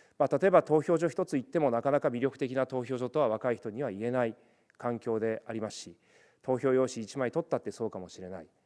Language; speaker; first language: Japanese; native; Japanese